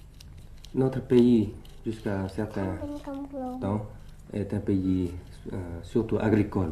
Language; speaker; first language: French; early bilingual, other home language; Thai